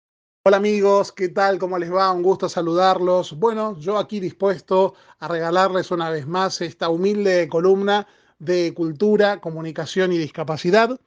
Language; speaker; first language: Spanish; native; Spanish